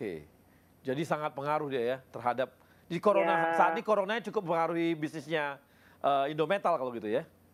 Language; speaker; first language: Indonesian; native; Indonesian